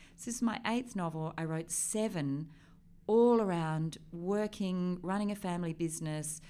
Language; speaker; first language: English; native; English